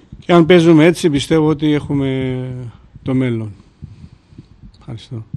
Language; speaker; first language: Greek; non-native, fluent; Georgian